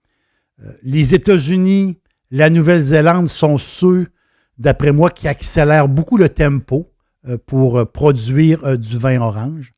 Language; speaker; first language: French; native; French